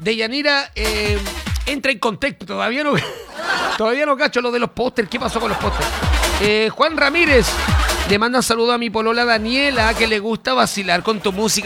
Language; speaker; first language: Spanish; native; Spanish